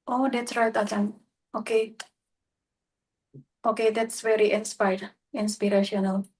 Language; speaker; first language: English; non-native, learner; Indonesian